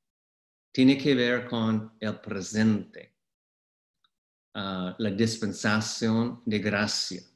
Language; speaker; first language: Spanish; non-native, fluent; English